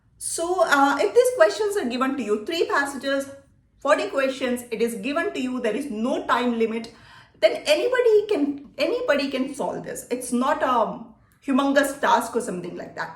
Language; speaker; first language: English; non-native, local second language; Malayalam